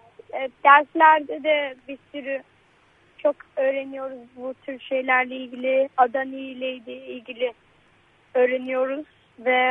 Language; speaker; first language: Turkish; early bilingual, heritage; Turkish